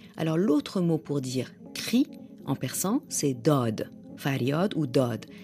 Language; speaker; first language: French; non-native, fluent; Persian